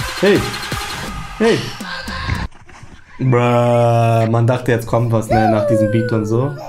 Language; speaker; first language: German; native; German